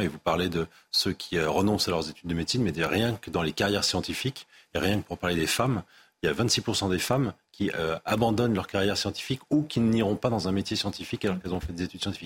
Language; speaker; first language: French; native; French